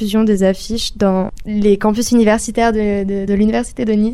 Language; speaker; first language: French; native; French